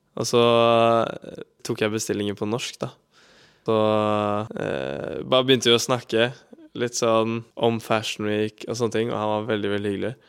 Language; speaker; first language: Norwegian; native; Norwegian